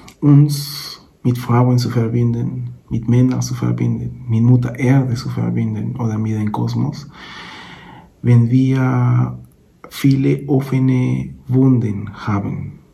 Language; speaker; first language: German; non-native, fluent; Spanish